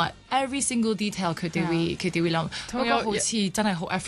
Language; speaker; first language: Cantonese; early bilingual, other home language; French